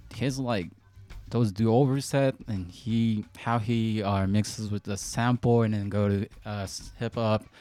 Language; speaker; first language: English; non-native, fluent; Japanese